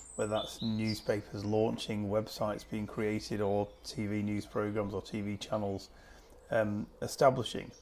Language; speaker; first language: English; native; English